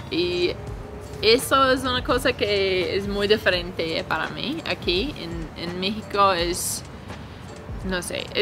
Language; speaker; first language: Spanish; non-native, learner; English